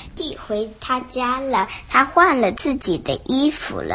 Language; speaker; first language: Chinese; early bilingual, heritage; Chinese